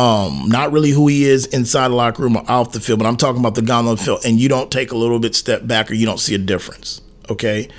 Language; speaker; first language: English; native; English